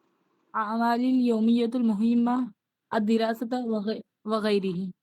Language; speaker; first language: Arabic; non-native, learner; Urdu